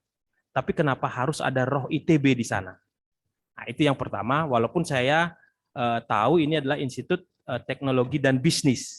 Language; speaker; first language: Indonesian; native; Indonesian